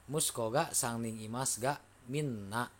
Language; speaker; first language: Japanese; non-native, fluent; Indonesian